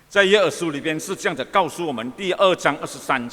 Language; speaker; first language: Chinese; early bilingual, heritage; Chinese